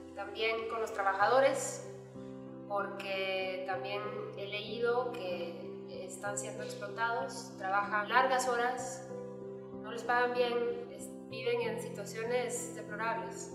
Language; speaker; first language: Spanish; native; Spanish